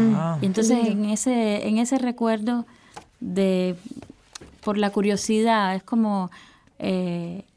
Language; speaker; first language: Spanish; native; Spanish